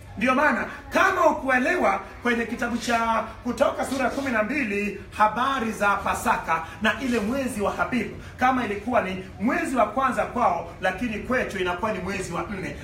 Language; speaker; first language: Swahili; non-native, local second language; Luo (Kenya and Tanzania)